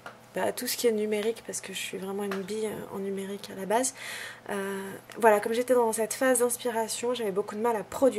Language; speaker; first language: French; native; French